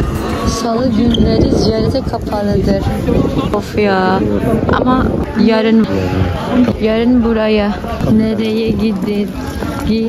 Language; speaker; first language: Turkish; non-native, learner; Indonesian